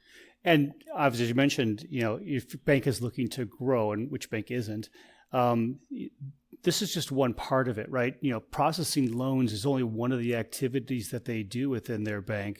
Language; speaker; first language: English; native; English